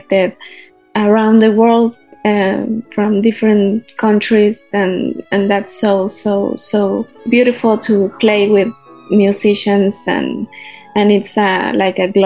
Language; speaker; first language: English; non-native, learner; Spanish